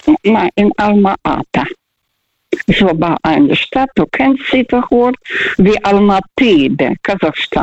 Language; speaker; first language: German; non-native, fluent; Russian